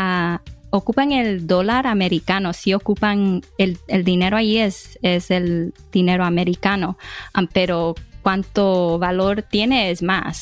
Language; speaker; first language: Spanish; early bilingual, other home language; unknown